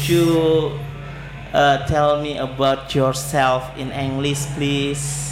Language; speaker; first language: English; non-native, learner; Indonesian